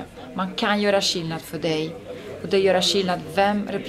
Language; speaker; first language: Swedish; non-native, fluent; Italian